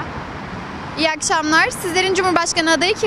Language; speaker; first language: Turkish; native; Turkish